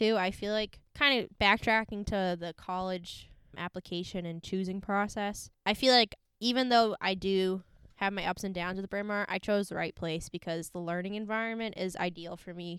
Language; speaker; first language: English; native; English